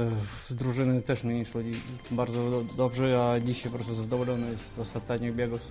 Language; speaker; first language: Polish; non-native, learner; Russian